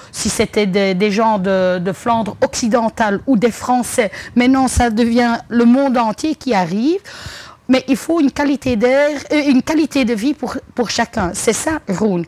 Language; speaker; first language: French; non-native, local second language; Dutch